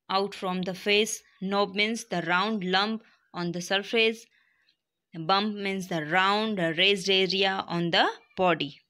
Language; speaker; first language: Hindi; non-native, local second language; Gujarati